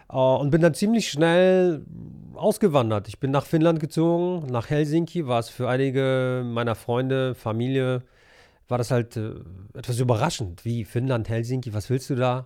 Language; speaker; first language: German; early bilingual, other home language; Polish